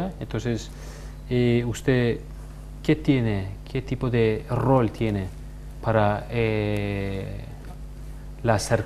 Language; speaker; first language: Spanish; non-native, fluent; Turkish